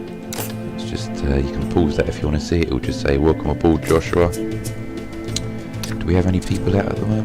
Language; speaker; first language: English; native; English